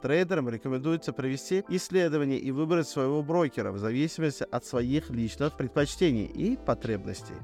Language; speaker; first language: Russian; native; Russian